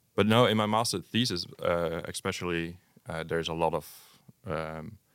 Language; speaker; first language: English; non-native, fluent; Dutch